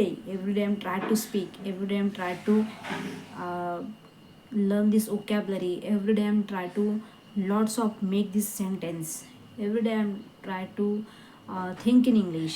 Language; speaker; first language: English; non-native, learner; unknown